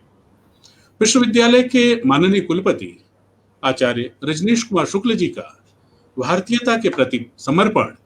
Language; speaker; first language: Hindi; native; Hindi